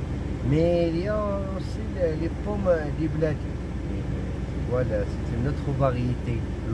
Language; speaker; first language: French; non-native, local second language; Arabic